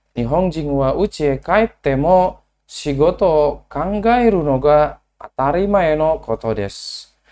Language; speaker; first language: Japanese; non-native, learner; Indonesian